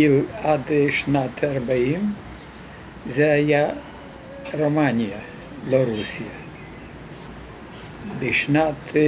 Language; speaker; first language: Hebrew; non-native, fluent; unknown